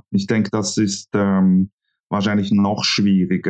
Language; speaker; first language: German; native; German